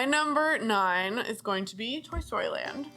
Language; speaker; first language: English; native; English